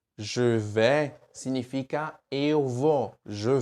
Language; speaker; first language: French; non-native, fluent; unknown